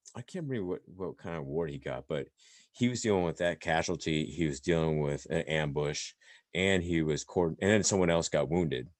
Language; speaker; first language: English; native; English